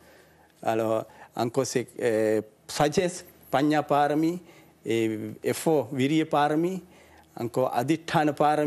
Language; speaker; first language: French; non-native, learner; Sinhala